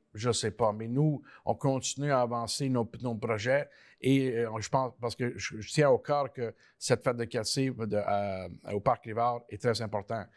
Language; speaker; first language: French; early bilingual, other home language; Italian